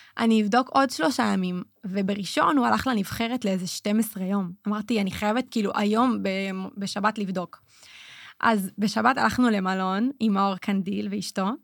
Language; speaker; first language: Hebrew; native; Hebrew